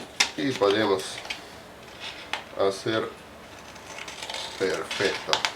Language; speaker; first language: Spanish; non-native, fluent; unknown